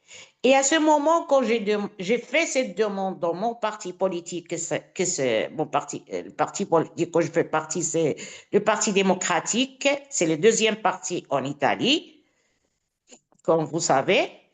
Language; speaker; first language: French; non-native, fluent; Italian